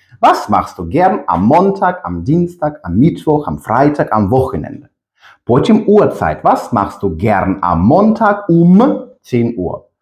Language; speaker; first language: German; non-native, fluent; Ukrainian